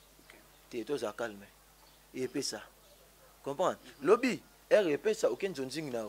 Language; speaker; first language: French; non-native, local second language; Lingala